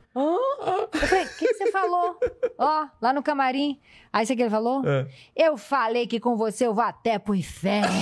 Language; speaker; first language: Portuguese; native; Portuguese